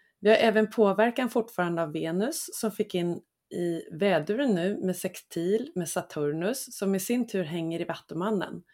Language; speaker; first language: Swedish; native; Swedish